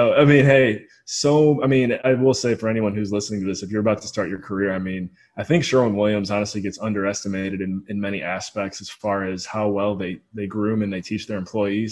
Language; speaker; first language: English; native; English